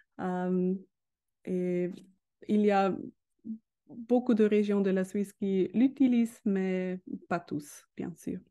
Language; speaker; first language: French; non-native, learner; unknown